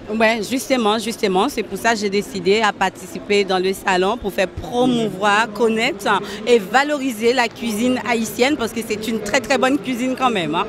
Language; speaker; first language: French; non-native, local second language; Haitian Creole